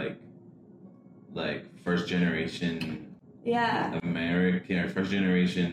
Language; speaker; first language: English; early bilingual, other home language; Spanish